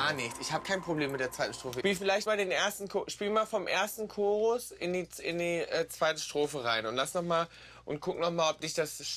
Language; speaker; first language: German; native; German